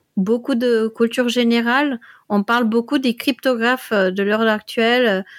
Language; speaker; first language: French; non-native, fluent; Dutch